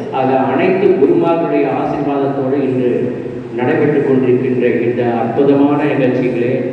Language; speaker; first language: Tamil; non-native, local second language; Kannada